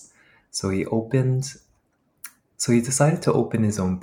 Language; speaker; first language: English; native; English